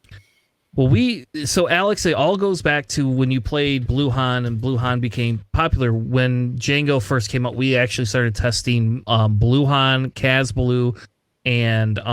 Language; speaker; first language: English; native; English